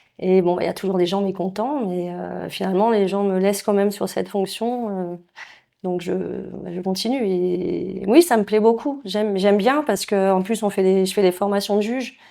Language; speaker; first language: French; native; French